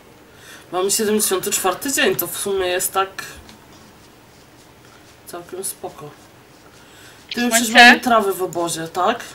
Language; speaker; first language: Polish; native; Polish